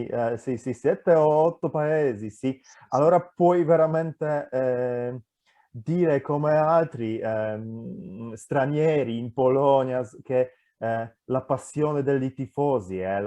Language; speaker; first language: Italian; non-native, fluent; Polish